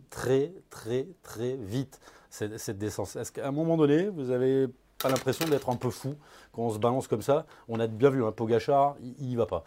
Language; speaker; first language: French; native; French